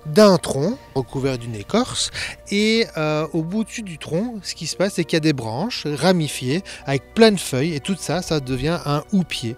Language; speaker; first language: French; native; French